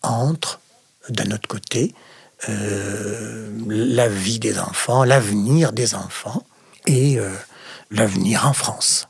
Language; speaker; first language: French; non-native, fluent; Arabic